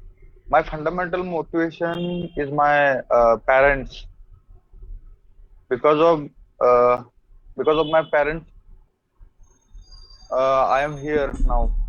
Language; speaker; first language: English; non-native, learner; Hindi